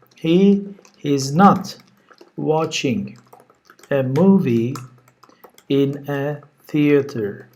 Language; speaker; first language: English; non-native, fluent; Turkish